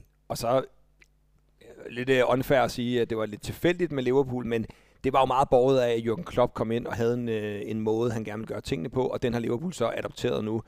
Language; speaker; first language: Danish; native; Danish